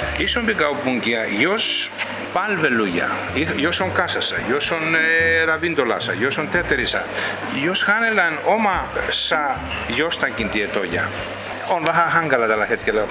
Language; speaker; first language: Finnish; non-native, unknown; Greek